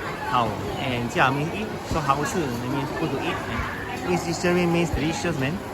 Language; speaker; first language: English; native; English